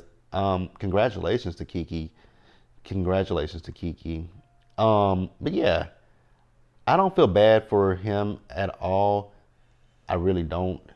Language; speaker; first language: English; native; English